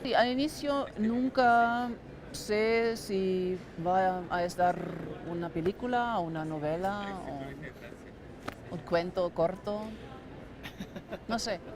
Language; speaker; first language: Spanish; non-native, fluent; German